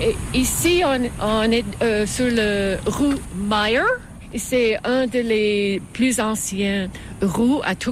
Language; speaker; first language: French; non-native, fluent; English